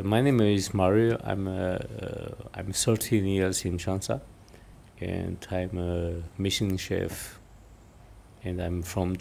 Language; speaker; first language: English; non-native, learner; German